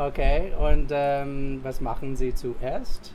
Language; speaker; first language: German; non-native, fluent; English